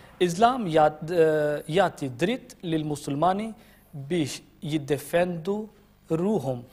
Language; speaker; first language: Maltese; non-native, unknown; Urdu